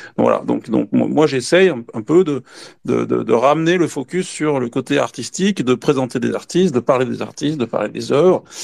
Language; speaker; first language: French; native; French